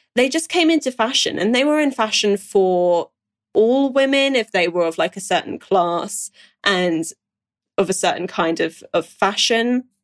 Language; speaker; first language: English; native; English